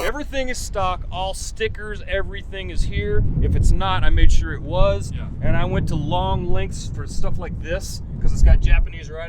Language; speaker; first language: English; native; English